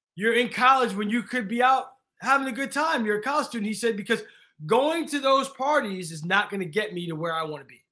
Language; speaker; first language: English; native; English